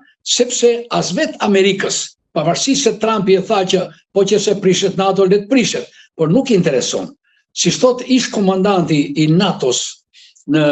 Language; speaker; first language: Albanian; native; Albanian